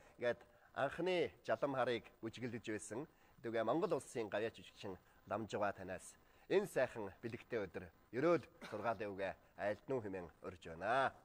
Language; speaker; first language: Mongolian; native; Mongolian